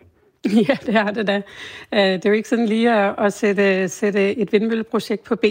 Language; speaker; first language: Danish; native; Danish